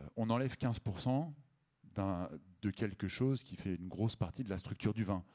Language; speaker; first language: French; native; French